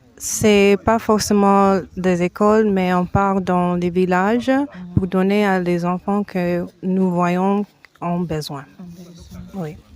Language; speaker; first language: French; early bilingual, heritage; French